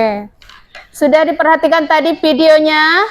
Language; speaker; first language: Indonesian; native; Indonesian